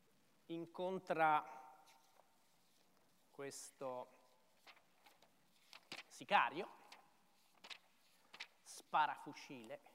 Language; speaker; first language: Italian; native; Italian